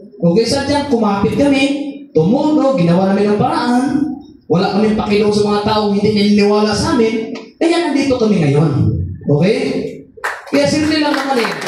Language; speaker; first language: Filipino; non-native, local second language; Masbatenyo